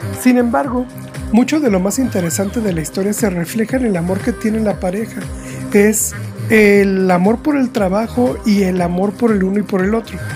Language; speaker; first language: Spanish; native; Spanish